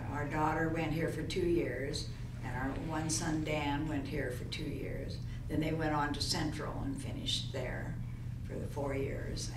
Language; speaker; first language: English; native; English